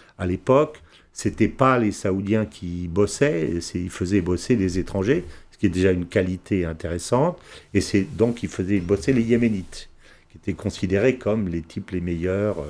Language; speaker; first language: French; early bilingual, heritage; French